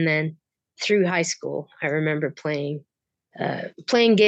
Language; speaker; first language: English; native; English